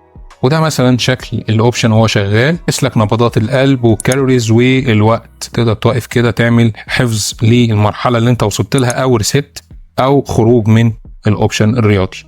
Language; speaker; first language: Arabic; native; Arabic